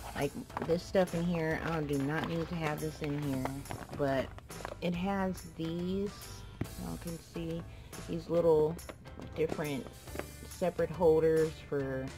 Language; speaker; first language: English; native; English